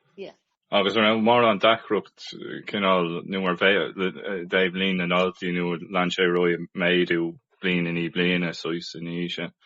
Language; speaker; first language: Irish; non-native, local second language; English